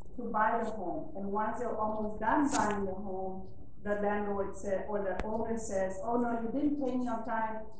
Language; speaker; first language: English; early bilingual, other home language; Spanish